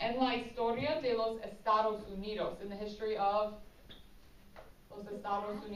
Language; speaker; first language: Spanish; non-native, fluent; English